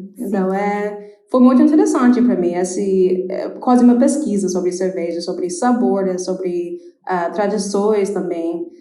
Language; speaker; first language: Portuguese; non-native, fluent; English